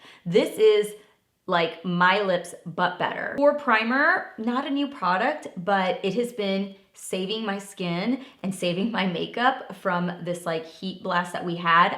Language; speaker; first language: English; native; English